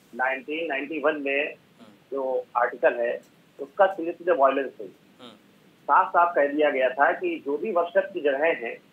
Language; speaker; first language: Hindi; native; Hindi